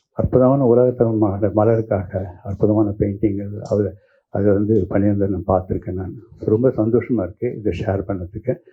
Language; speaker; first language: Tamil; native; Tamil